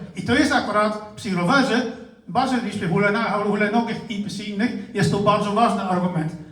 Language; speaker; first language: Polish; non-native, fluent; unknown